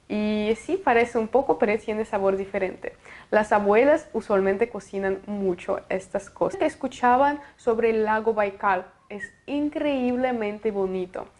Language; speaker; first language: Spanish; non-native, fluent; Russian